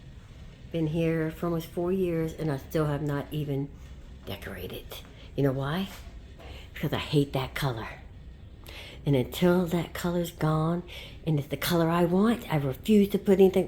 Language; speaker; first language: English; native; English